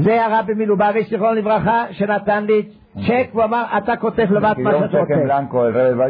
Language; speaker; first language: Hebrew; non-native, fluent; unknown